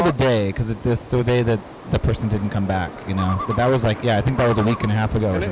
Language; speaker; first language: English; native; English